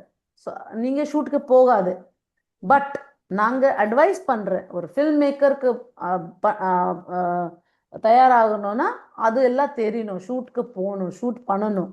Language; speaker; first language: Tamil; non-native, fluent; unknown